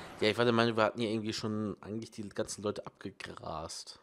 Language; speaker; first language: German; native; German